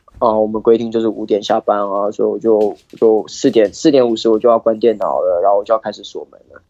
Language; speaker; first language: Chinese; early bilingual, heritage; Chinese